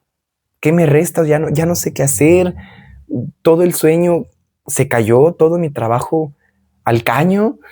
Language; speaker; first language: Spanish; native; Spanish